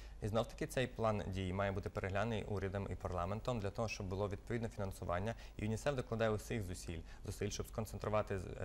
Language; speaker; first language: Ukrainian; native; Ukrainian